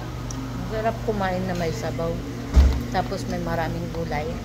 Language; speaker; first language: Filipino; native; Filipino